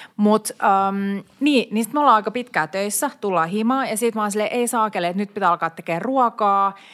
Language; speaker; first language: Finnish; native; Finnish